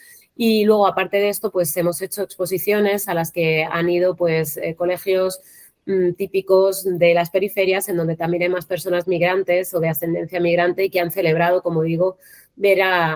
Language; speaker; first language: Spanish; native; Spanish